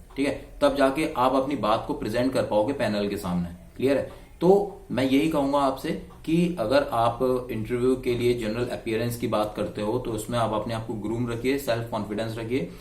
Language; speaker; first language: Hindi; native; Hindi